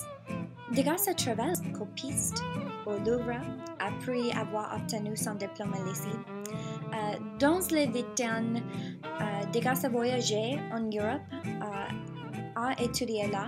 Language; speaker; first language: French; non-native, learner; English